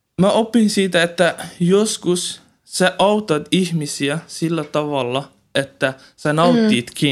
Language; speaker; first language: Finnish; non-native, learner; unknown